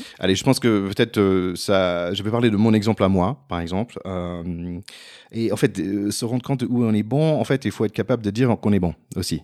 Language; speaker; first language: French; non-native, fluent; English